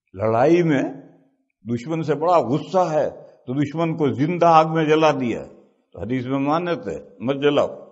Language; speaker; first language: Urdu; non-native, local second language; Gujarati